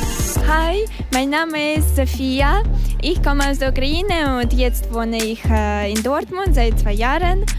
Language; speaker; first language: German; non-native, learner; Russian